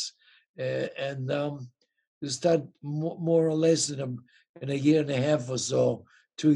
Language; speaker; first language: English; non-native, fluent; Italian